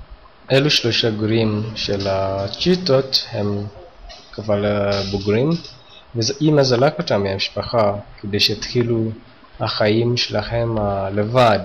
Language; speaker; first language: Hebrew; non-native, fluent; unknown